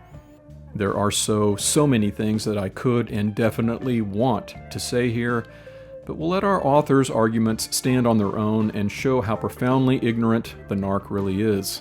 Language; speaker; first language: English; native; English